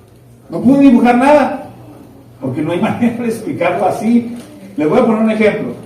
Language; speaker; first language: Spanish; native; Spanish